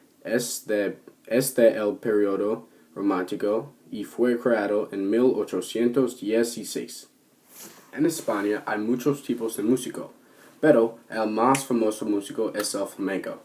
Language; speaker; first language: Spanish; non-native, learner; English